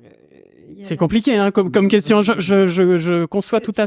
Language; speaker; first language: French; native; French